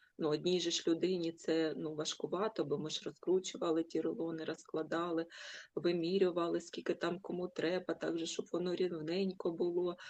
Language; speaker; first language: Ukrainian; non-native, local second language; Russian